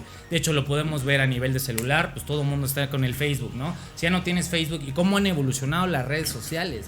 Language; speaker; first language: Spanish; native; Spanish